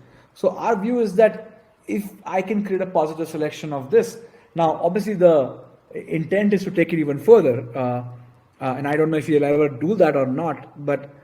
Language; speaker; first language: English; non-native, local second language; Gujarati